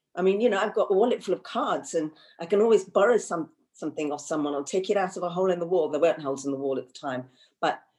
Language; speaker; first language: English; early bilingual, other home language; Hindi